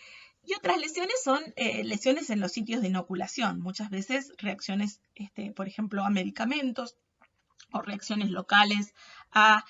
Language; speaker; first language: Spanish; native; Spanish